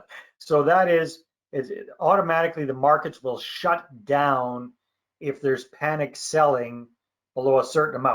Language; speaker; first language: English; native; English